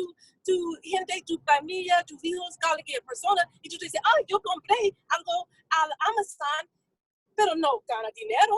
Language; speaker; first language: Spanish; non-native, fluent; English